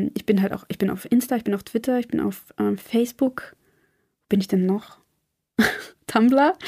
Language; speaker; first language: German; native; German